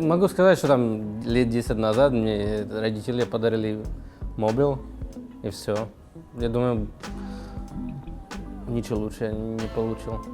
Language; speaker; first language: Russian; non-native, learner; Slovak